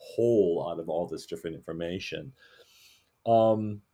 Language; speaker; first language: English; native; English